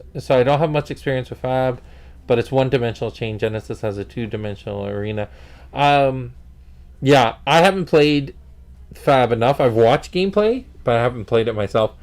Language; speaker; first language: English; native; English